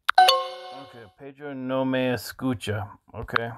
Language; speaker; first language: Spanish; non-native, learner; English